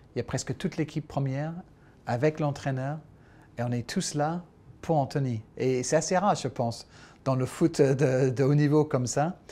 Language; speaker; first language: French; non-native, fluent; English